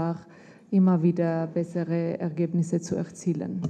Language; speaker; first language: German; non-native, fluent; Armenian